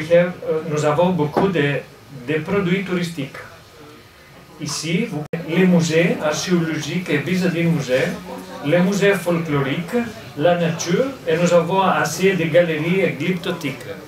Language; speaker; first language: French; non-native, fluent; Greek